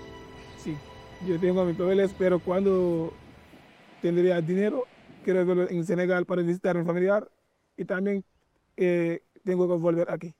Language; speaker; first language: Spanish; non-native, learner; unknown